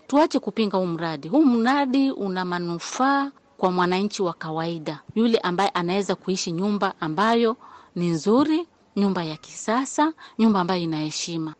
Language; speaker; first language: Swahili; native; Swahili